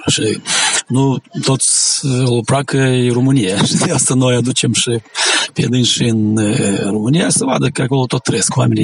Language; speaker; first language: Romanian; non-native, local second language; Gagauz